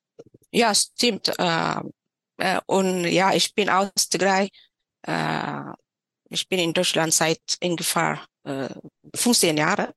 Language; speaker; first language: German; non-native, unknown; Tigrinya